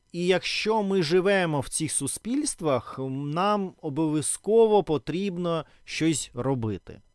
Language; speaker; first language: Ukrainian; non-native, local second language; Russian